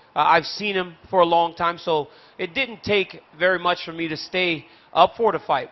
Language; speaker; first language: English; native; English